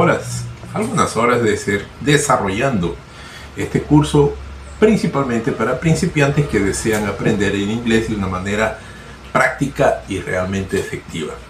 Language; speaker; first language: Spanish; non-native, fluent; Portuguese